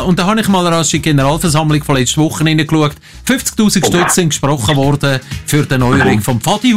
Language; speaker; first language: German; native; German